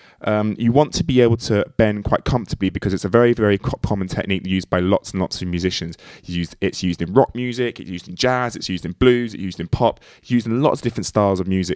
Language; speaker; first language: English; native; English